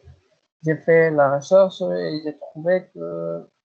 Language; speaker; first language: French; non-native, learner; Spanish